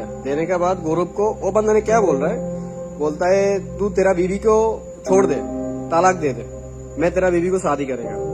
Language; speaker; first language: Hindi; non-native, fluent; Bangla